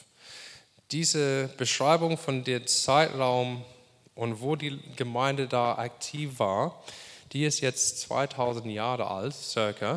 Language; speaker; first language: German; non-native, fluent; English